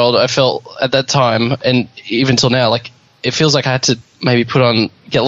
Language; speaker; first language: English; native; English